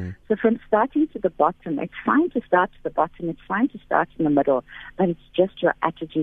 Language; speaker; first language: English; native; English